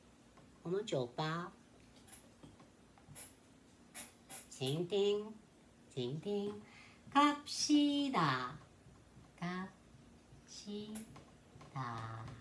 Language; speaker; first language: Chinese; non-native, learner; Korean